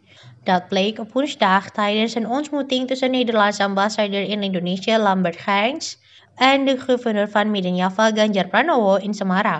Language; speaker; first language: Dutch; non-native, learner; Indonesian